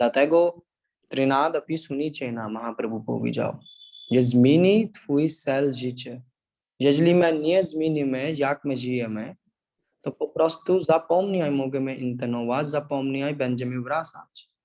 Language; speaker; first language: Polish; non-native, learner; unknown